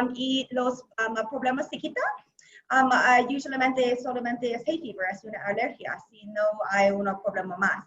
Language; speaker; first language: Spanish; non-native, learner; English